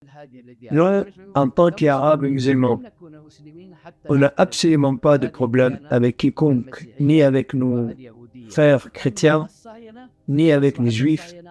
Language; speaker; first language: French; non-native, fluent; Arabic